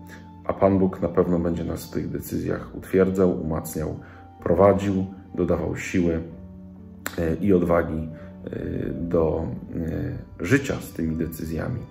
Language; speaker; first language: Polish; native; Polish